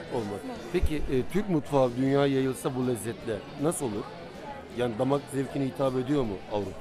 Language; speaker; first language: Turkish; native; Turkish